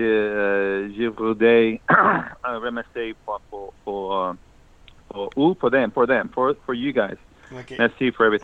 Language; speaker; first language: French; non-native, learner; English